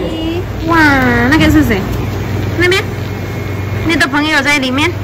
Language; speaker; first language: Chinese; non-native, fluent; Indonesian